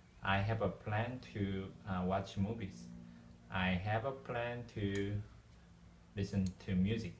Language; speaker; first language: English; non-native, learner; Korean